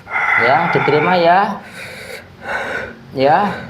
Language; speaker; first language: Indonesian; native; Indonesian